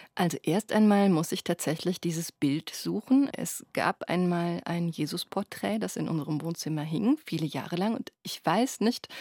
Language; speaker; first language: German; native; German